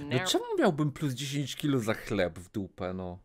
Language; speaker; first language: Polish; native; Polish